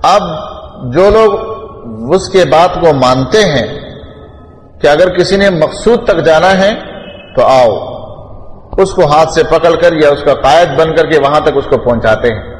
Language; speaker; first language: Urdu; non-native, local second language; Pashto